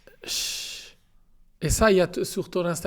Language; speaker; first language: French; non-native, learner; Portuguese